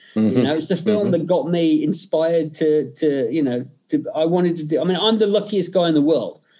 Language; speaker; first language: English; native; English